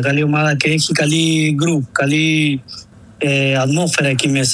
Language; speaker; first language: Greek; non-native, learner; Spanish